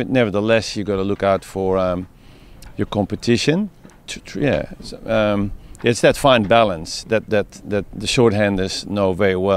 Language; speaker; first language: English; native; English